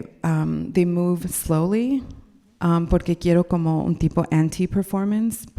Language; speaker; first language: Spanish; non-native, learner; English